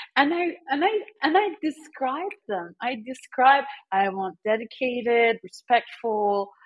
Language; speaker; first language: English; early bilingual, other home language; Persian